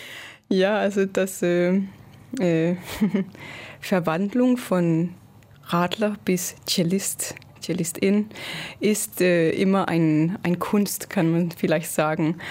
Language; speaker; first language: German; non-native, fluent; Danish